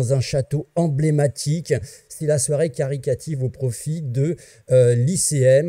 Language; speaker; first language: French; native; French